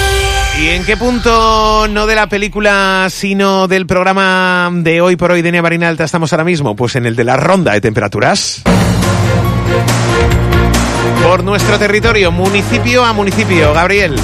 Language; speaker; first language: Spanish; native; Spanish